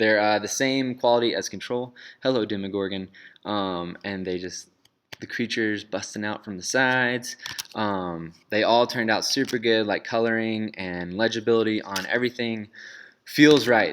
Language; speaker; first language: English; native; English